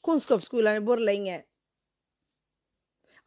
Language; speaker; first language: Swedish; non-native, fluent; Somali